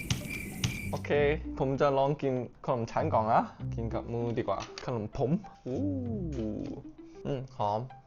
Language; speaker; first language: Thai; non-native, learner; Cantonese